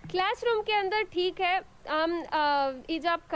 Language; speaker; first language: Hindi; non-native, local second language; Urdu